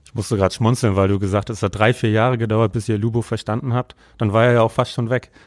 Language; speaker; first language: German; native; German